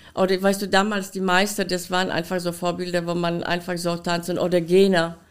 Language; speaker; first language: German; non-native, fluent; Polish